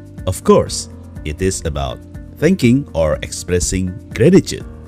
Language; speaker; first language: English; non-native, fluent; Indonesian